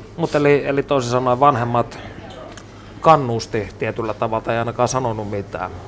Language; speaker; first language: Finnish; native; Finnish